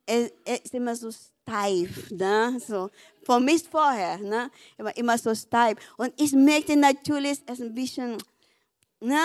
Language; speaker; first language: German; non-native, learner; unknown